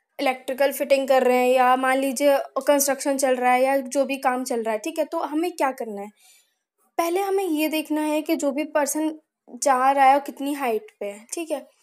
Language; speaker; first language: Hindi; native; Hindi